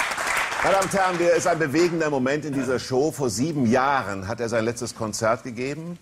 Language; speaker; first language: German; native; German